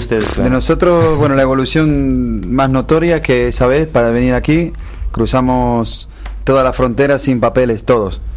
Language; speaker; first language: Spanish; native; Spanish